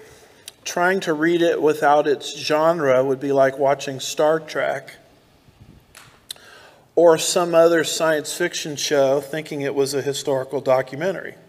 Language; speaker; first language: English; native; English